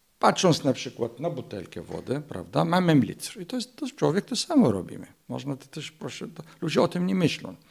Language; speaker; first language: Polish; non-native, fluent; Arabic